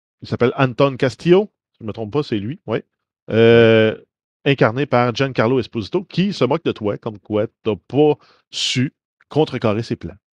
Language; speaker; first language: French; native; French